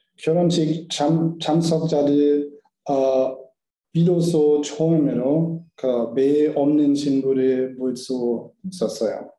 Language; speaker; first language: Korean; non-native, learner; German